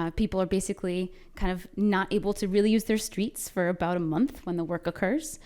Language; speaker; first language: English; native; English